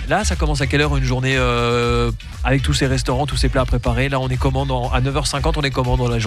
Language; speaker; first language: French; native; French